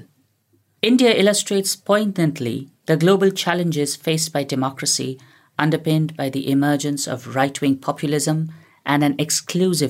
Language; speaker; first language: English; non-native, local second language; Hindi